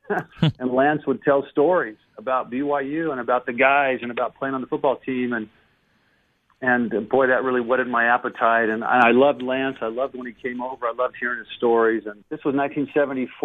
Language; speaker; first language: English; native; English